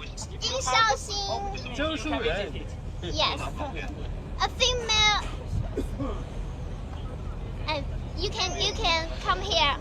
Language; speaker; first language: English; non-native, learner; Chinese